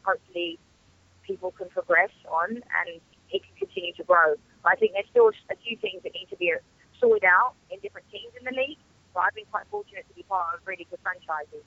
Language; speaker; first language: English; native; English